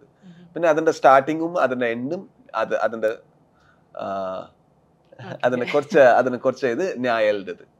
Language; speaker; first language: Malayalam; non-native, learner; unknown